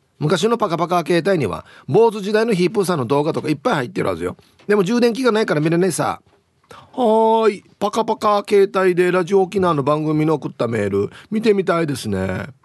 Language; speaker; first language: Japanese; native; Japanese